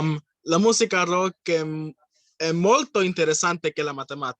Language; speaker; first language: Italian; non-native, learner; English